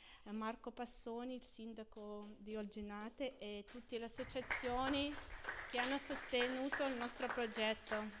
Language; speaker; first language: Italian; non-native, fluent; Ukrainian